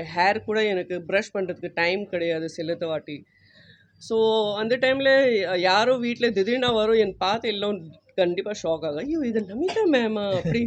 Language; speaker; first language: Tamil; non-native, fluent; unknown